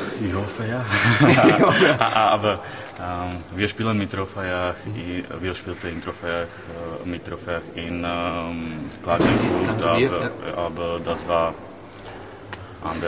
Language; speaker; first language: German; non-native, learner; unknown